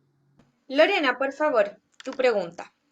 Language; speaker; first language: Spanish; native; Spanish